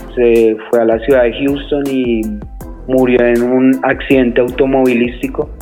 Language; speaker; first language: Spanish; native; Spanish